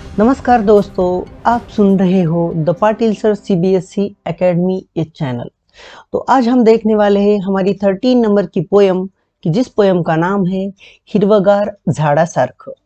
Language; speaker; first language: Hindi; non-native, local second language; Marathi